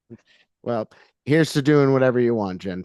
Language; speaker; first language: English; native; English